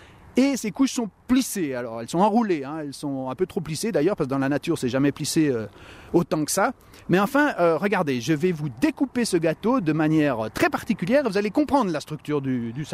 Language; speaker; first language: French; native; French